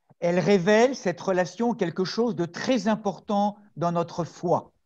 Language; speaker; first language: French; native; French